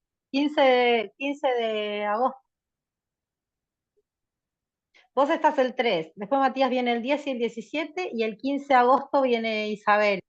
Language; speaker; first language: Spanish; native; Spanish